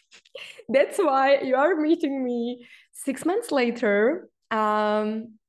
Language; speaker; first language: English; non-native, fluent; Czech